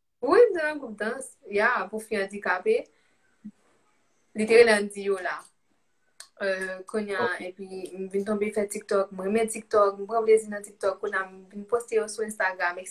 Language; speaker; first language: French; non-native, local second language; Haitian Creole